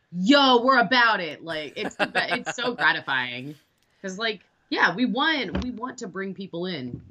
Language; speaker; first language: English; native; English